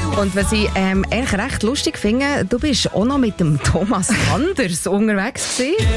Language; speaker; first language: German; native; German